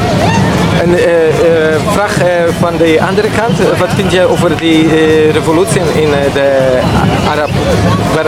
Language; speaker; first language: Dutch; non-native, learner; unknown